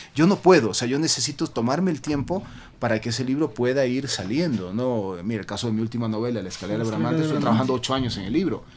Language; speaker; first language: Spanish; native; Spanish